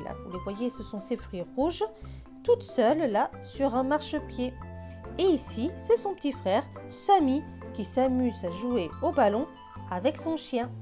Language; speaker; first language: French; native; French